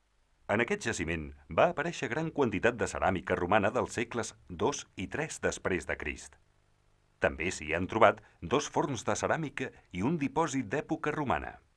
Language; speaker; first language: Catalan; native; Catalan